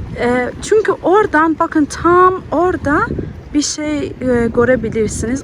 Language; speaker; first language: Turkish; non-native, fluent; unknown